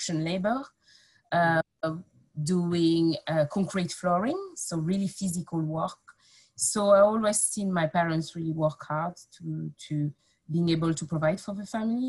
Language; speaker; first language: English; non-native, fluent; French